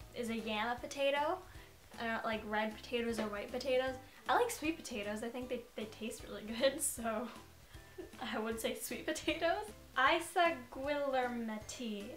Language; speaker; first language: English; native; English